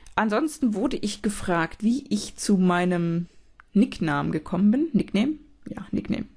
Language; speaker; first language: German; native; German